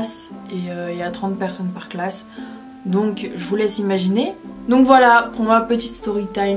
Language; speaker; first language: French; native; French